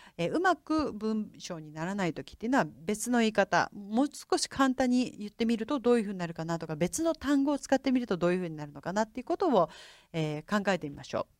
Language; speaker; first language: Japanese; native; Japanese